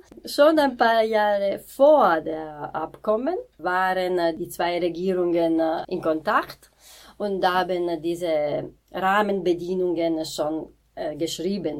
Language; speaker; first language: German; non-native, fluent; Italian